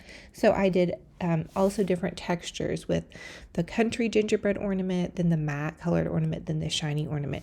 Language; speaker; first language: English; native; English